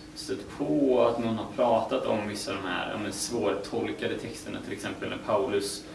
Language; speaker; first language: Swedish; native; Swedish